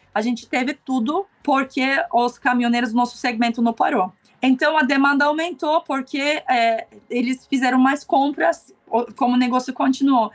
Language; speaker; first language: Portuguese; non-native, fluent; Turkish